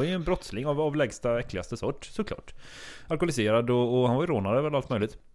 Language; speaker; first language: Swedish; native; Swedish